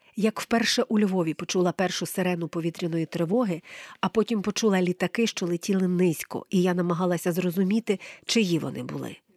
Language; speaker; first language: Ukrainian; non-native, fluent; English